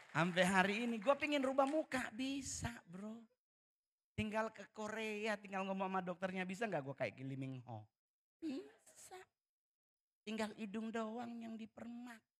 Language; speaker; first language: Indonesian; native; Indonesian